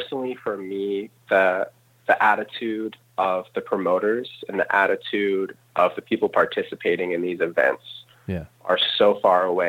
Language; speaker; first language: English; native; English